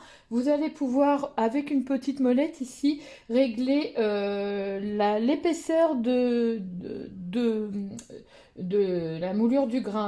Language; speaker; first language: French; native; French